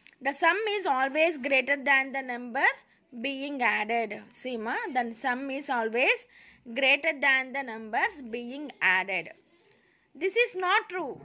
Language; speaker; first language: English; non-native, local second language; Telugu